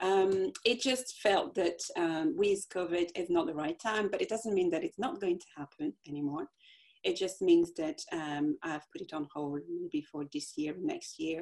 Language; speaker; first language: English; non-native, fluent; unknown